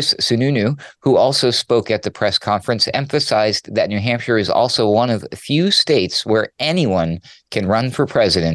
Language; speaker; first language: English; native; English